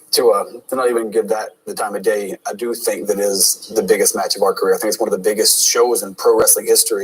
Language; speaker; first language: English; native; English